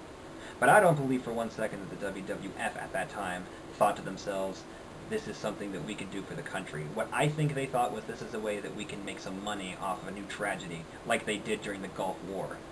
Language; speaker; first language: English; native; English